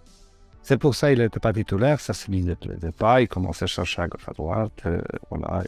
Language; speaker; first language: French; non-native, learner; Polish